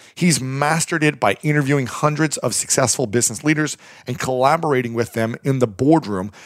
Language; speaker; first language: English; native; English